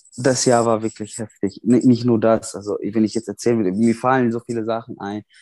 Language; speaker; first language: German; non-native, fluent; Arabic